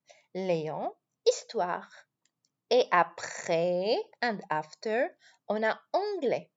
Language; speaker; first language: French; non-native, fluent; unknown